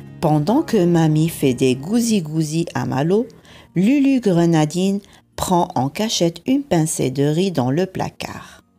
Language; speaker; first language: French; native; French